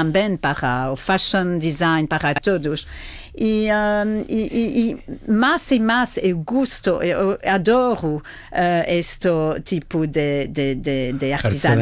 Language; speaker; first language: Portuguese; non-native, fluent; French